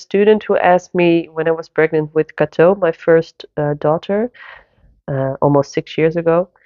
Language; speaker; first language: English; non-native, fluent; Dutch